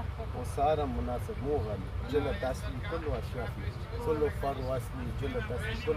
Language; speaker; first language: Arabic; non-native, learner; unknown